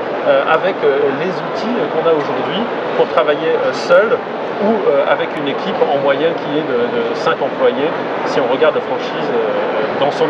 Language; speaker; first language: French; native; French